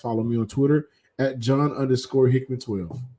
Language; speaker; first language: English; native; English